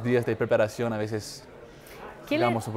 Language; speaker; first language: Spanish; non-native, fluent; English